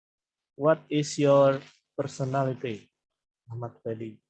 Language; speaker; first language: English; non-native, fluent; Indonesian